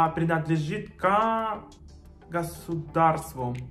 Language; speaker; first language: Russian; non-native, fluent; Spanish